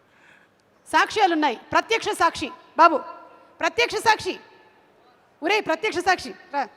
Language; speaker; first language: Telugu; native; Telugu